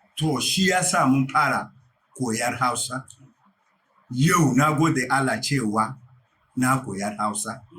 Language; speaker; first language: Hausa; non-native, local second language; Igbo